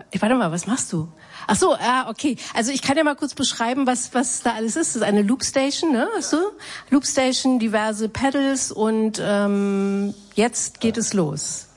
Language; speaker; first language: German; native; German